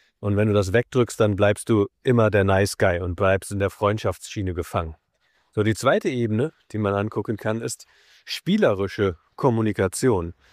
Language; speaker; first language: German; native; German